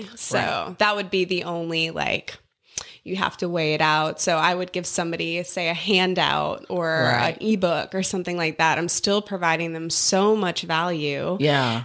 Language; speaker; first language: English; native; English